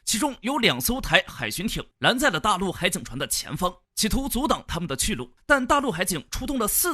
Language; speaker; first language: Chinese; native; Chinese